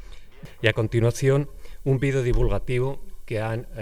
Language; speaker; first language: Spanish; native; Spanish